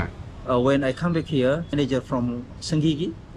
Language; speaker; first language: English; non-native, learner; Indonesian